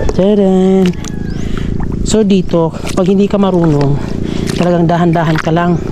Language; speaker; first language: Filipino; non-native, local second language; Cebuano